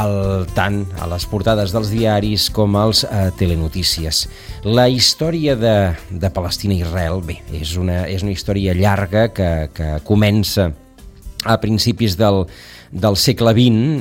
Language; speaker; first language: Spanish; non-native, local second language; Catalan